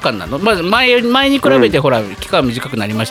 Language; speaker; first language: Japanese; native; Japanese